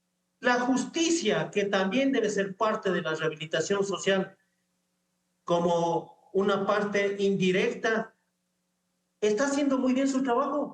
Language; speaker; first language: Spanish; native; Spanish